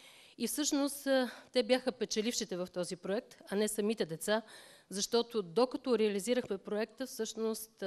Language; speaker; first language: Bulgarian; native; Bulgarian